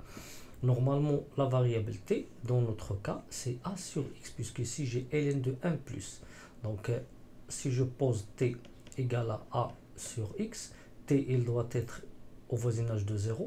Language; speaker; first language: French; non-native, local second language; Arabic